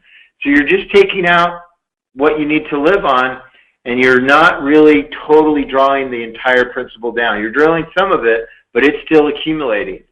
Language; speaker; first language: English; native; English